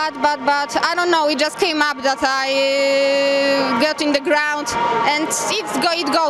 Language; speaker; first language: English; non-native, learner; Polish